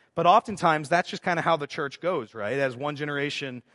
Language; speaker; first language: English; native; English